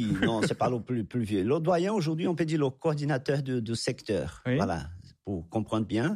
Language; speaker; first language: French; non-native, fluent; Portuguese